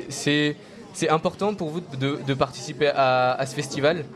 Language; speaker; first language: French; native; French